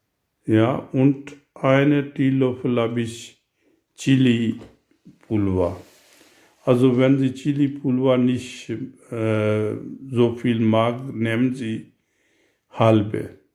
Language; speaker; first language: German; non-native, learner; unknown